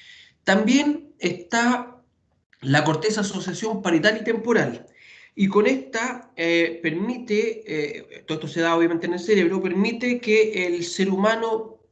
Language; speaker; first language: Spanish; native; Spanish